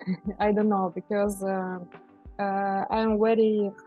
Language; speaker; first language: English; non-native, learner; Russian